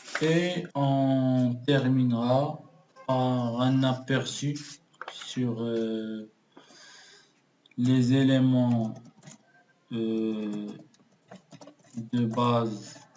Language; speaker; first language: French; non-native, local second language; Arabic